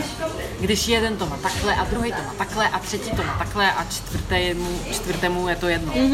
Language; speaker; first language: Czech; early bilingual, heritage; Czech